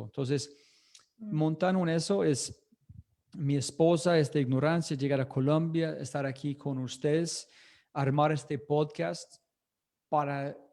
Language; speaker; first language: Spanish; non-native, fluent; English